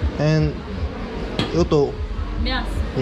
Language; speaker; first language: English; non-native, learner; Korean